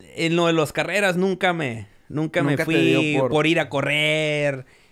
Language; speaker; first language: Spanish; early bilingual, heritage; Spanish